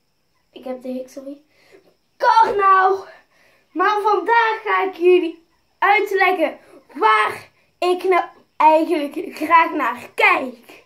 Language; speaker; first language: Dutch; native; Dutch